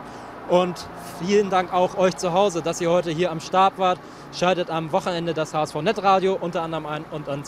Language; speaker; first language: German; native; German